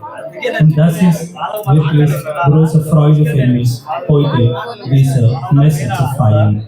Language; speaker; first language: German; non-native, fluent; Telugu